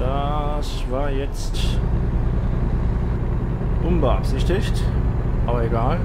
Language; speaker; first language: German; native; German